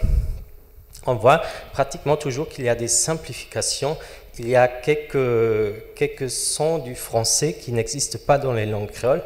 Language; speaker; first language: French; non-native, fluent; German